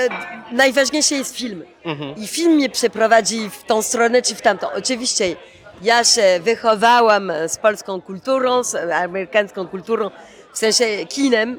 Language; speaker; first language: Polish; early bilingual, heritage; Polish